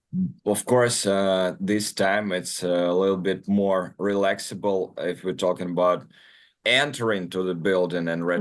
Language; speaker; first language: English; non-native, learner; Russian